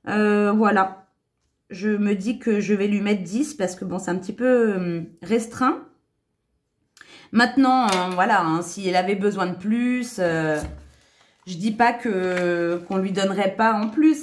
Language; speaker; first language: French; native; French